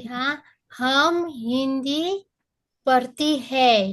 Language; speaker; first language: Hindi; non-native, learner; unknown